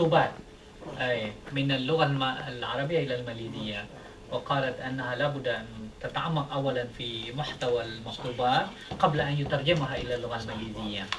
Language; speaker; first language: Arabic; non-native, fluent; Malay